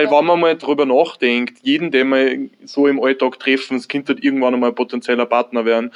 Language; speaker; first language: German; native; German